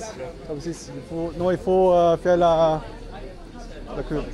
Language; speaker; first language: French; non-native, fluent; German